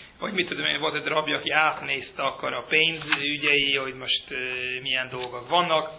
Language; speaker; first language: Hungarian; early bilingual, heritage; Hungarian